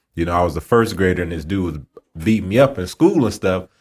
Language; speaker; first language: English; native; English